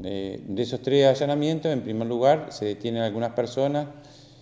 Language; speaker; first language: Spanish; native; Spanish